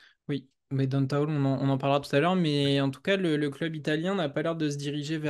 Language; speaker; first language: French; native; French